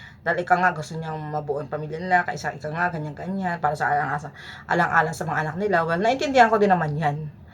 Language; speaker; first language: Filipino; native; Filipino